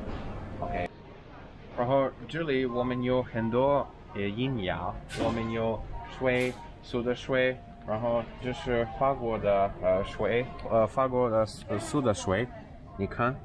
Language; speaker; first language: Chinese; non-native, learner; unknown